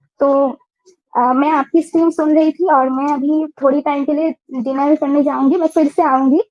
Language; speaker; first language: Hindi; non-native, local second language; Bangla